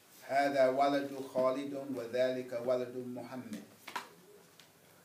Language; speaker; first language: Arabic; non-native, fluent; English